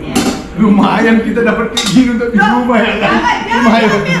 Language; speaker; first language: Indonesian; native; Indonesian